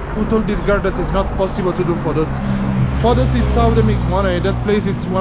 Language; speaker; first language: English; non-native, fluent; Italian